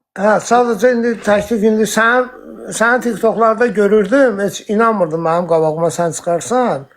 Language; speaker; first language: Azerbaijani; non-native, local second language; Talysh